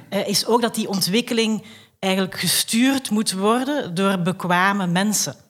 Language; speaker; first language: Dutch; native; Dutch